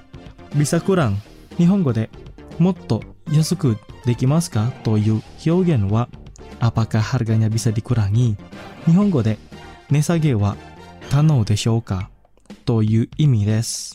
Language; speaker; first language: Japanese; non-native, fluent; Indonesian